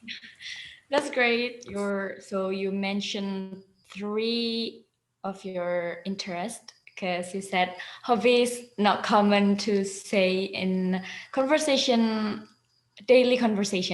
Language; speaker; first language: English; non-native, fluent; Indonesian